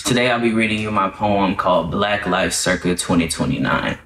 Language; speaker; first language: English; native; English